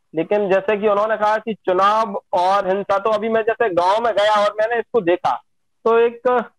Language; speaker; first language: Hindi; native; Hindi